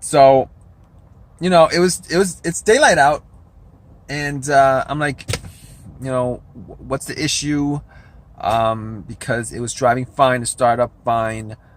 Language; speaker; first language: English; native; English